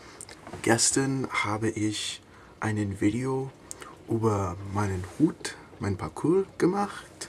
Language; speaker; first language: German; non-native, learner; English